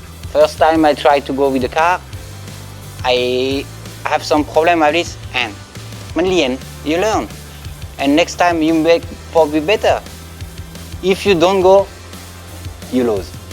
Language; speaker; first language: English; non-native, learner; French